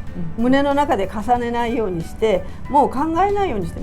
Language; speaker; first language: Japanese; native; Japanese